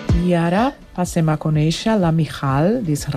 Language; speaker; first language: Catalan; non-native, learner; Portuguese